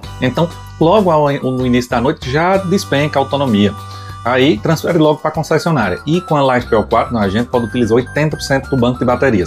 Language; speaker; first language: Portuguese; native; Portuguese